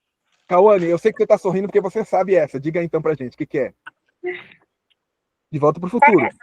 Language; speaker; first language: Portuguese; native; Portuguese